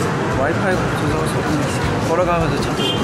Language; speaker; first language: Korean; early bilingual, heritage; Korean